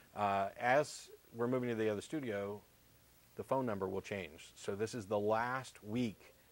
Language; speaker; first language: English; native; English